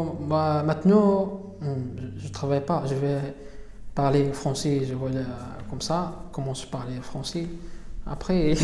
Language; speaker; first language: French; non-native, learner; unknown